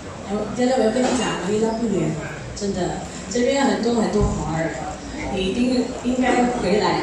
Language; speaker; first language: Chinese; early bilingual, heritage; Chinese